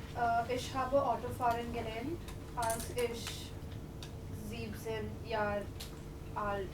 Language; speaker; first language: German; non-native, learner; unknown